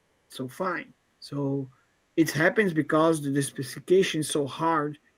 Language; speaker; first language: English; non-native, fluent; Portuguese